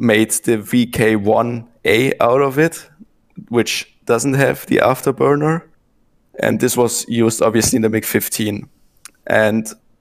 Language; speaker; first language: English; non-native, fluent; German